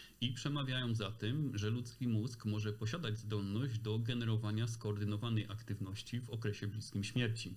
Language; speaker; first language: Polish; native; Polish